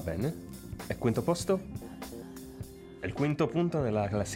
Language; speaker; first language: Italian; native; Italian